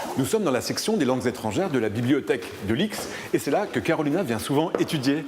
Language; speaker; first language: French; native; French